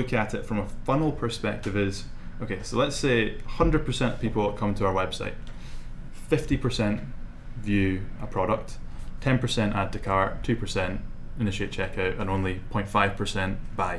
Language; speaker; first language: English; native; English